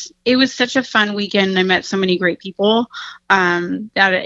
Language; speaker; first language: English; native; English